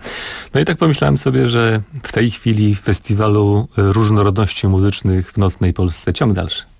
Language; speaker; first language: Polish; native; Polish